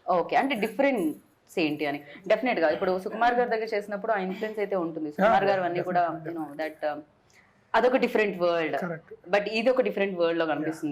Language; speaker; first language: Telugu; native; Telugu